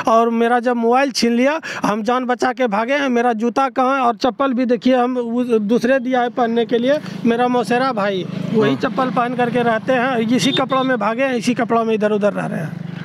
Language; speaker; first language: Hindi; native; Hindi